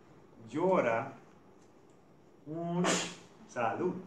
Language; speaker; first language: Spanish; non-native, fluent; English